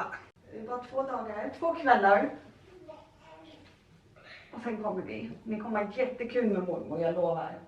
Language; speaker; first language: Swedish; native; Swedish